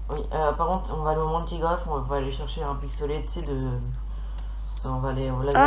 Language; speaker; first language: French; native; French